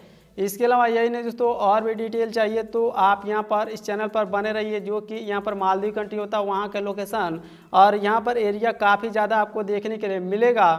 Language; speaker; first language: Hindi; native; Hindi